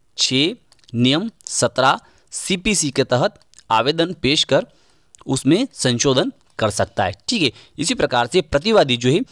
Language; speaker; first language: Hindi; native; Hindi